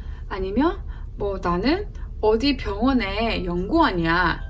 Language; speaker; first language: Korean; early bilingual, heritage; Korean